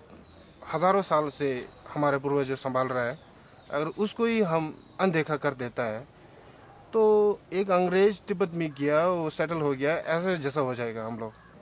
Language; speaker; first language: Hindi; non-native, local second language; Tibetan